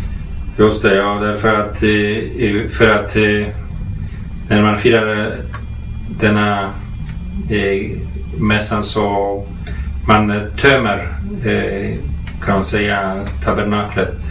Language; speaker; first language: Swedish; non-native, fluent; Polish